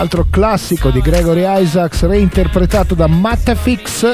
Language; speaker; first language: Italian; native; Italian